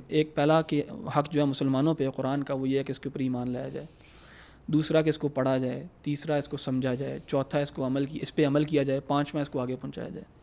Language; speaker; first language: Urdu; native; Urdu